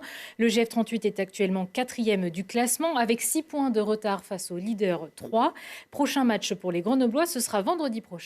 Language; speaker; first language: French; native; French